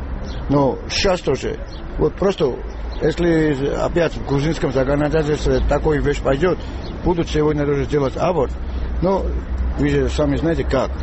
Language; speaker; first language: Russian; non-native, local second language; Georgian